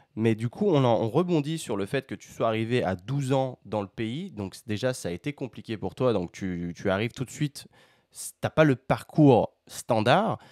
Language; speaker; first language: French; native; French